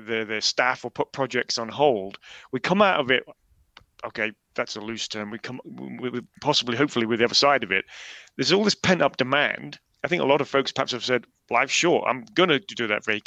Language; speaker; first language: English; native; English